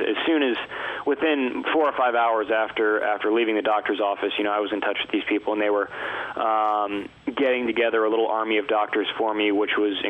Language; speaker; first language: English; native; English